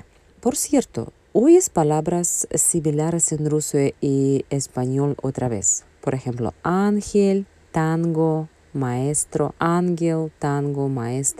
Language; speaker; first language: Spanish; non-native, fluent; Russian